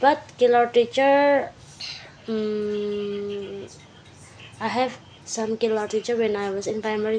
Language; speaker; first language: English; non-native, learner; Indonesian